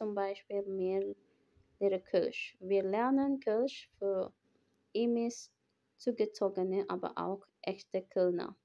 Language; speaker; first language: German; non-native, fluent; Filipino